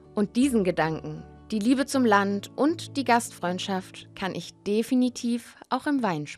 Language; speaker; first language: German; native; German